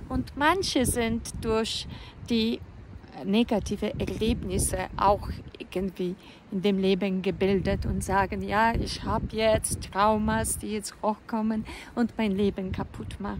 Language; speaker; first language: German; non-native, fluent; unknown